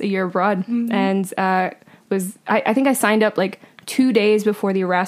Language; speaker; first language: English; early bilingual, other home language; Spanish